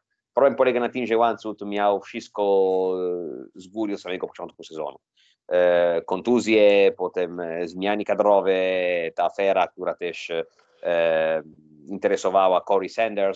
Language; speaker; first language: Polish; non-native, fluent; Italian